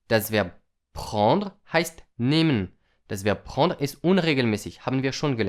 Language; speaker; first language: German; non-native, fluent; French